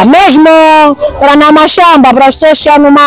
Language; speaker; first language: Portuguese; non-native, local second language; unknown